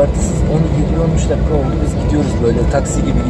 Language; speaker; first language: Turkish; native; Turkish